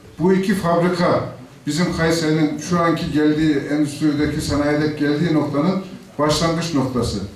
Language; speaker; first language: Turkish; native; Turkish